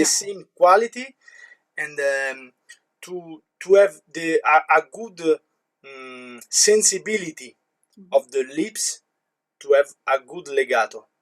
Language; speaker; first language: English; non-native, learner; Italian